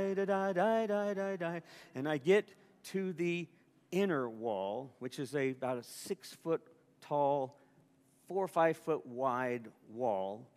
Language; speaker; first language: English; native; English